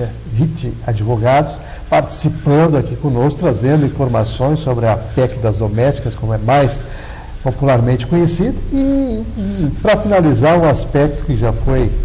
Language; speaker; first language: Portuguese; native; Portuguese